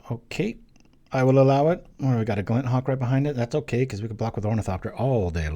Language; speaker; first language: English; native; English